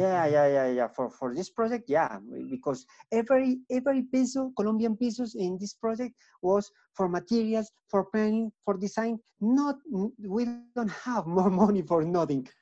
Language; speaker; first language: English; non-native, learner; Spanish